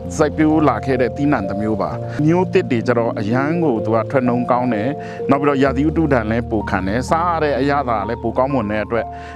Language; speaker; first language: Burmese; non-native, local second language; Pa'o Karen